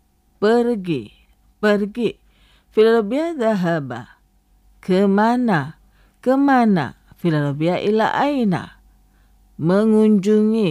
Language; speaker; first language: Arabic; non-native, fluent; Indonesian